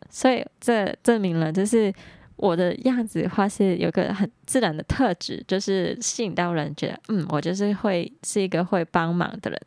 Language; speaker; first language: Chinese; non-native, local second language; Cantonese